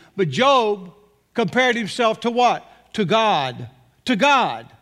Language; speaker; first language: English; native; English